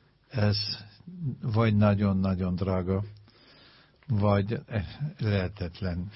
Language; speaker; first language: Hungarian; non-native, learner; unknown